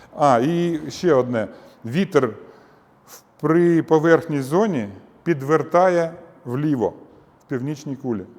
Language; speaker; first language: Ukrainian; non-native, local second language; Russian